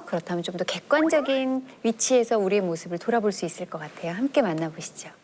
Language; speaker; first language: Korean; native; Korean